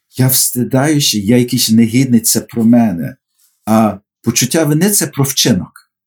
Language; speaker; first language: Ukrainian; early bilingual, heritage; Ukrainian